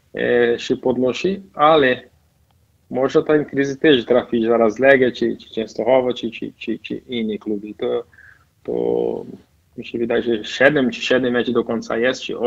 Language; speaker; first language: Polish; non-native, fluent; Portuguese